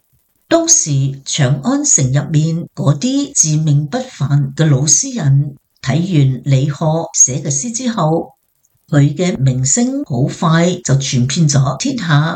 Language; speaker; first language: Chinese; native; Chinese